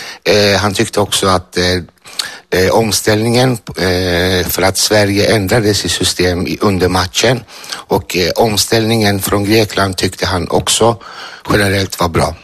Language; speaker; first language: Swedish; early bilingual, other home language; Greek